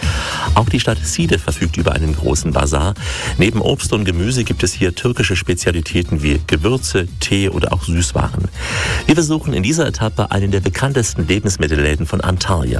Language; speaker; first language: German; native; German